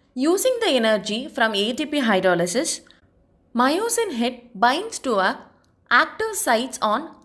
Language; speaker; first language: English; non-native, local second language; Tamil